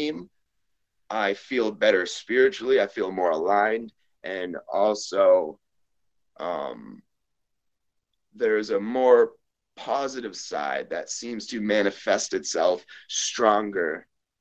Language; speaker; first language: English; native; English